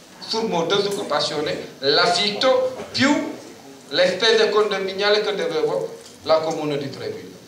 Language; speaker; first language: Italian; non-native, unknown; Wolof